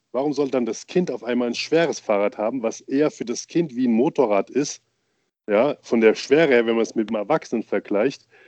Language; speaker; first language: German; native; German